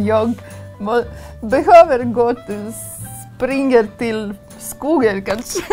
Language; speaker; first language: Swedish; non-native, learner; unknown